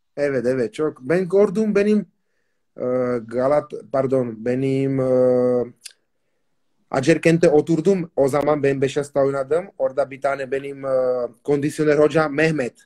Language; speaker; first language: Turkish; non-native, learner; Slovak